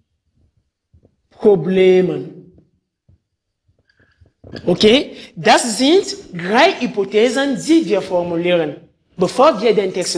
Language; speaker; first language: German; non-native, fluent; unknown